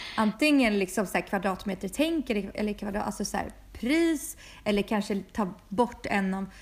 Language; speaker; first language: Swedish; early bilingual, other home language; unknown